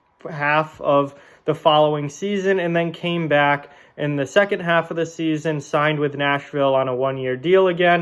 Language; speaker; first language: English; native; English